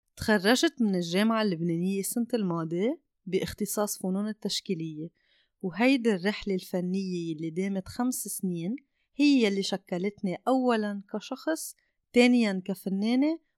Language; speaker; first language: Arabic; non-native, local second language; Armenian